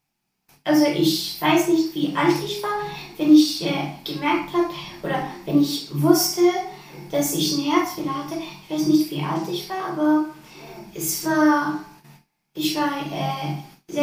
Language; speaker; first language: German; early bilingual, other home language; Arabic